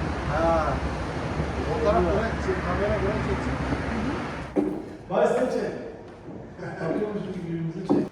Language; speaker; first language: Turkish; native; Turkish